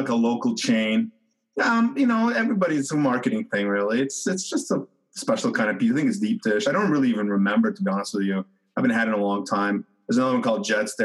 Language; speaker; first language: English; native; English